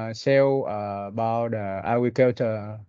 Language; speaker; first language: English; non-native, learner; Vietnamese